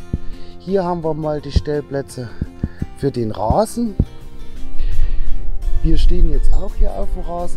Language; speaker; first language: German; native; German